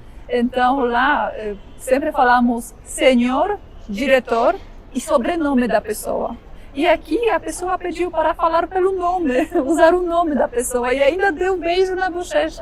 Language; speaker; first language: Portuguese; non-native, fluent; Polish